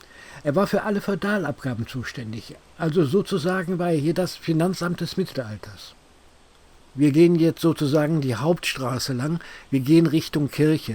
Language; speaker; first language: German; native; German